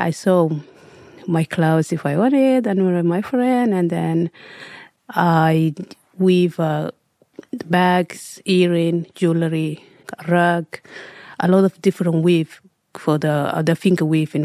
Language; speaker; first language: English; non-native, learner; Somali